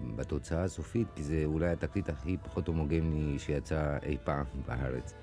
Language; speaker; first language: Hebrew; non-native, fluent; Spanish